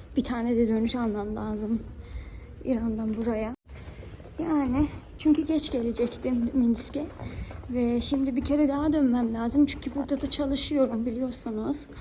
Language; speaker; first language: Turkish; native; Turkish